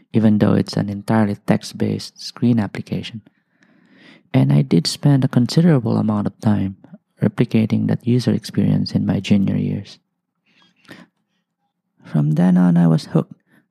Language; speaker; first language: English; non-native, local second language; Bikol